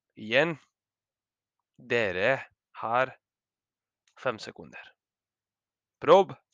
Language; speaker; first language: Norwegian; non-native, fluent; Spanish